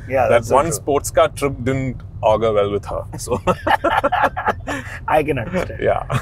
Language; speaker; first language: English; non-native, local second language; Malayalam